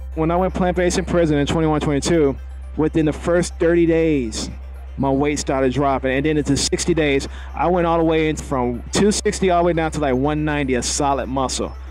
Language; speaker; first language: English; native; English